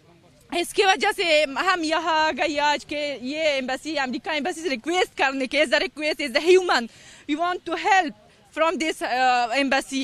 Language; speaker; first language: Hindi; non-native, learner; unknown